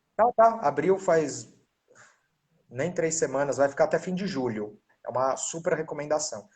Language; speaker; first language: Portuguese; native; Portuguese